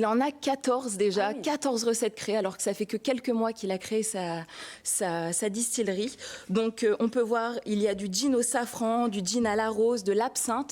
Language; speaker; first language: French; native; French